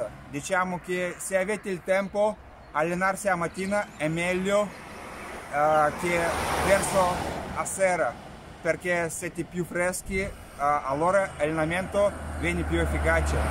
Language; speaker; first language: Italian; non-native, fluent; Russian